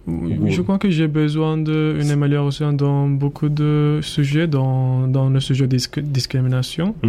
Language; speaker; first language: French; non-native, learner; Turkish